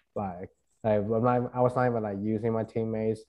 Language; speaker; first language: English; non-native, fluent; Chinese